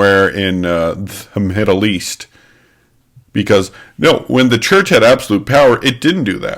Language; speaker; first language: English; native; English